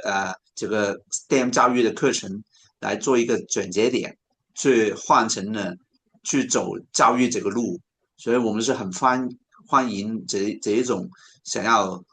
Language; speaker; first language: Chinese; non-native, local second language; Cantonese